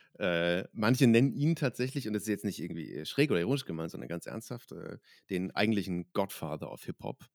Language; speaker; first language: German; native; German